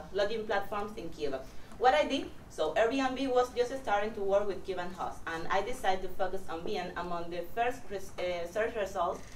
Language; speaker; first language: English; non-native, fluent; Spanish